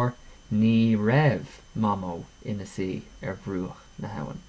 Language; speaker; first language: Irish; non-native, local second language; English